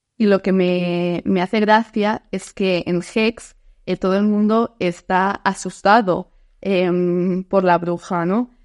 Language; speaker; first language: Spanish; non-native, fluent; Dutch